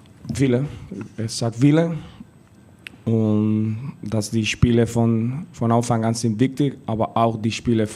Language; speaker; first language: German; non-native, learner; Spanish